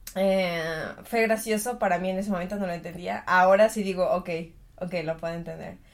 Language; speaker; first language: Spanish; native; Spanish